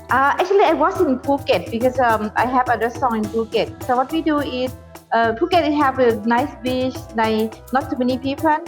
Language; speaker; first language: English; non-native, fluent; Thai